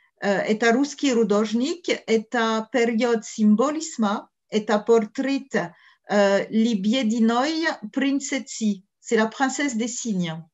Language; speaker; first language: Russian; non-native, learner; French